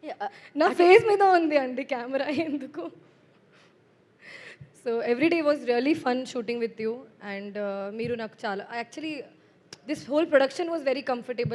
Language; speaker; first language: Telugu; non-native, learner; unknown